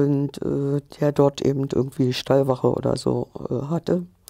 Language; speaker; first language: German; native; German